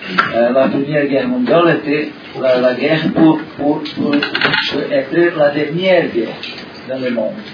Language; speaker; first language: French; non-native, learner; Portuguese